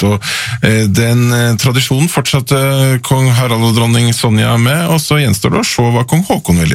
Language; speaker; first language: Norwegian; native; Norwegian